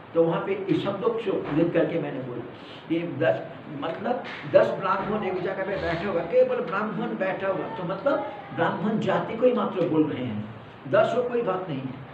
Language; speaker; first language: Hindi; non-native, local second language; Malayalam